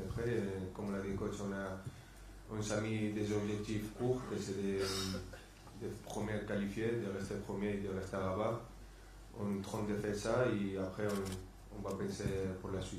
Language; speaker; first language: French; non-native, fluent; Spanish